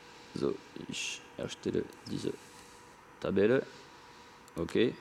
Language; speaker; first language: German; non-native, learner; French